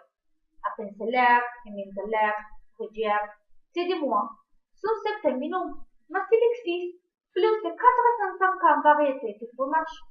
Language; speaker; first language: French; non-native, learner; Spanish